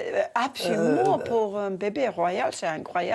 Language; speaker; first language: French; non-native, learner; English